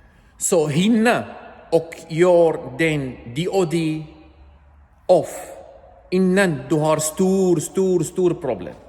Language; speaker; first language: Swedish; non-native, learner; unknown